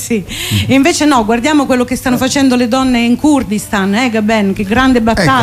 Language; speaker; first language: Italian; native; Italian